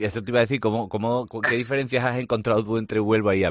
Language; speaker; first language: Spanish; native; Spanish